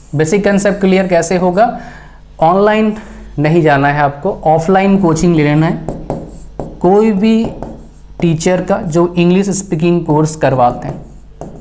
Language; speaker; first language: Hindi; non-native, local second language; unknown